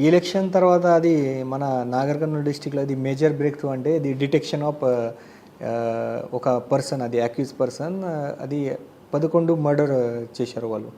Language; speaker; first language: Telugu; non-native, fluent; Hindi